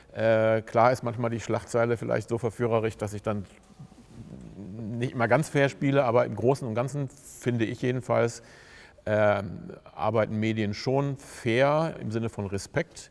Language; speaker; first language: German; native; German